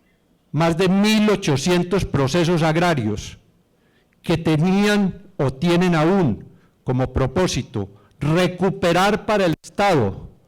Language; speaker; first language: Spanish; native; Spanish